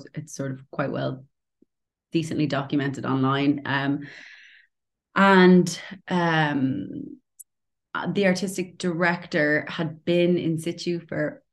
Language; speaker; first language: English; native; English